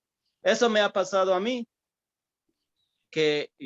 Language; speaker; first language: Spanish; early bilingual, heritage; English